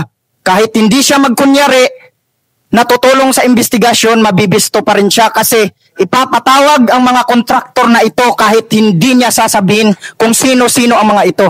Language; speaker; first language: Filipino; native; Filipino